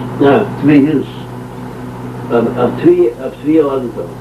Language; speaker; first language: Hebrew; non-native, local second language; Yiddish